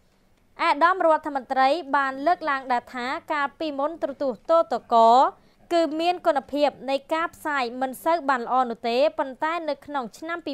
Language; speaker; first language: Khmer; native; Khmer